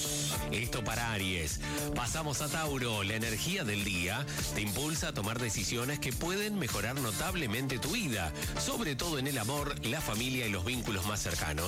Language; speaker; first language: Spanish; native; Spanish